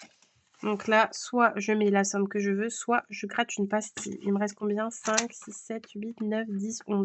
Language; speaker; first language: French; native; French